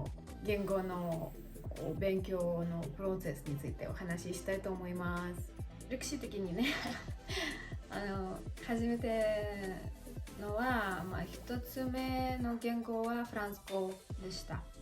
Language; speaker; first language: Japanese; non-native, learner; Russian